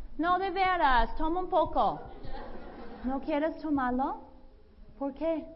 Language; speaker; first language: Spanish; non-native, fluent; English